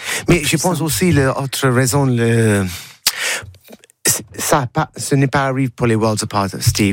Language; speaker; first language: French; non-native, learner; English